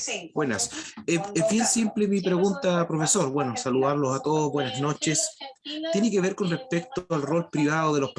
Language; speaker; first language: Spanish; native; Spanish